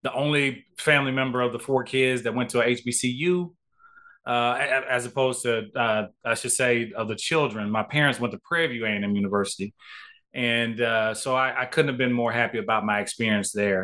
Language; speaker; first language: English; native; English